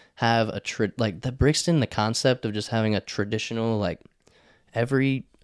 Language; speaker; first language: English; native; English